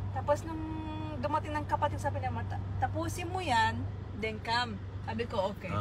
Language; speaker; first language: Filipino; early bilingual, heritage; Filipino